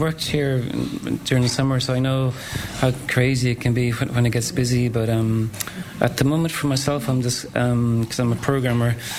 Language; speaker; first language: English; native; English